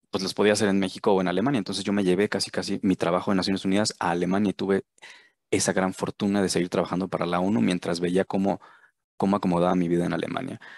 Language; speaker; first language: Spanish; native; Spanish